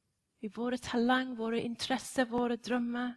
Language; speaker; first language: Swedish; non-native, fluent; English